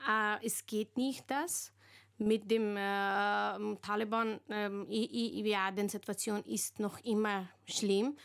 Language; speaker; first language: German; non-native, learner; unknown